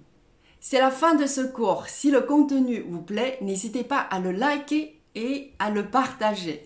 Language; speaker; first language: French; non-native, fluent; Chinese